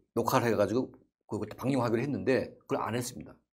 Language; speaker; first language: Korean; native; Korean